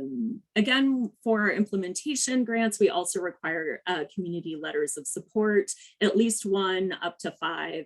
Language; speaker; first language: English; native; English